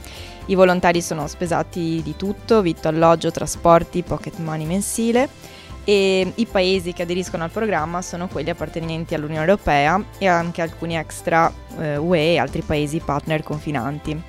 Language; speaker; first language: Italian; native; Italian